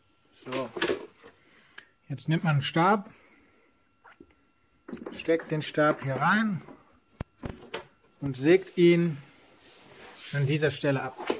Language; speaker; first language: German; native; German